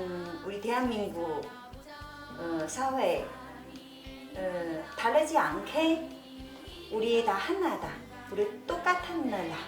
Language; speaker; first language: Korean; non-native, learner; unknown